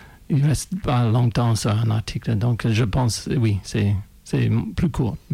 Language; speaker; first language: French; non-native, fluent; English